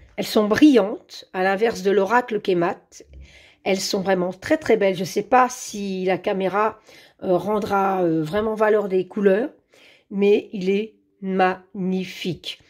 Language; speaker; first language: French; native; French